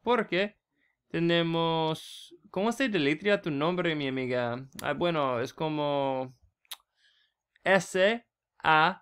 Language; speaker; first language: Spanish; non-native, learner; English